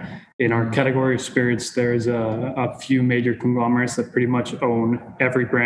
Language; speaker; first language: English; non-native, fluent; Spanish